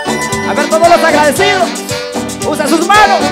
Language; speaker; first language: Spanish; native; Spanish